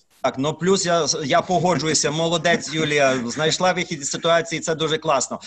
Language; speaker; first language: Ukrainian; native; Ukrainian